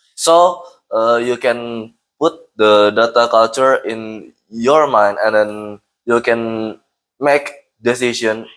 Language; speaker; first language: English; non-native, learner; Indonesian